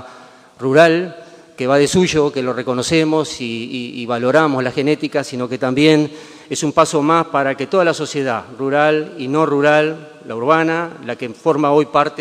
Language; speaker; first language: Spanish; native; Spanish